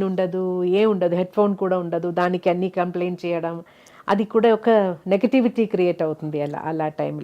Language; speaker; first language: Telugu; non-native, local second language; Malayalam